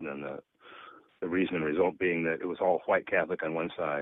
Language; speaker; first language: English; native; English